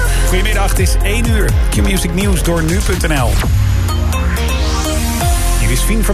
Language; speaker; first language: Dutch; native; Dutch